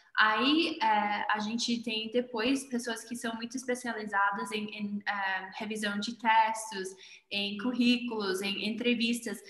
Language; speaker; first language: Portuguese; non-native, fluent; English